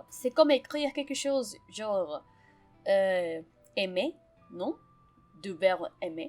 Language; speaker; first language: French; non-native, fluent; Spanish